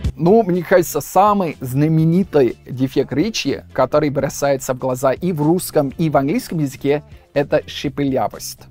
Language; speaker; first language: Russian; non-native, fluent; English